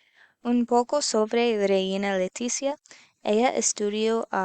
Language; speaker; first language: Spanish; non-native, learner; English